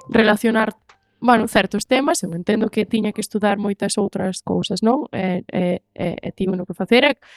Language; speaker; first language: Galician; native; Galician